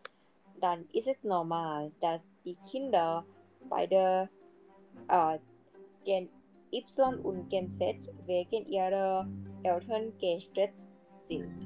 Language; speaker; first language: German; non-native, learner; Thai